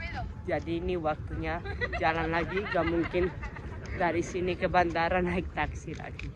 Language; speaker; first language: Indonesian; non-native, fluent; Spanish